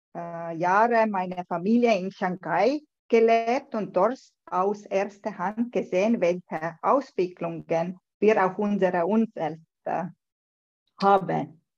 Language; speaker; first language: German; non-native, learner; Estonian